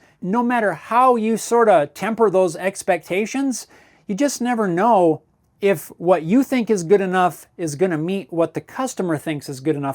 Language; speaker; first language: English; native; English